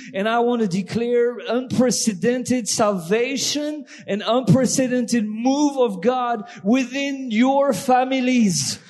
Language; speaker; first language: English; non-native, fluent; French